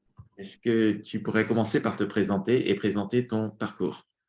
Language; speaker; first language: French; native; French